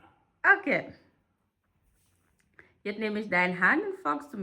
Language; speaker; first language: German; non-native, learner; French